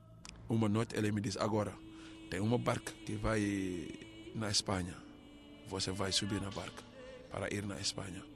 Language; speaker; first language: Portuguese; non-native, learner; Arabic